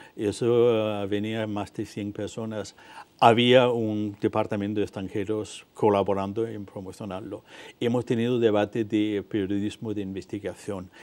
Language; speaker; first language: Spanish; non-native, fluent; Danish